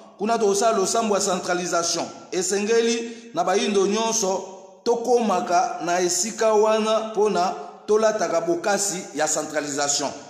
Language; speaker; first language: Lingala; non-native, local second language; Kongo